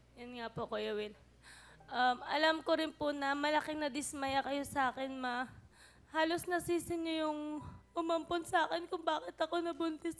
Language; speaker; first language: Filipino; native; Filipino